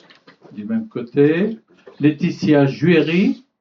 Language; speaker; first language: French; native; French